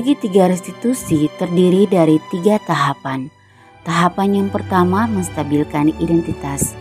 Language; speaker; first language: Indonesian; native; Indonesian